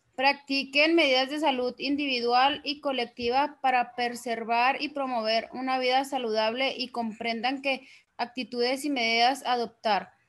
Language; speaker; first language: Spanish; native; Spanish